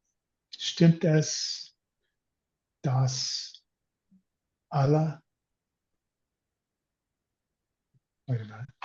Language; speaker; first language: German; non-native, learner; English